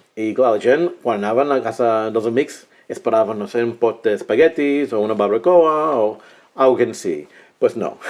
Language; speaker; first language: Catalan; early bilingual, heritage; Catalan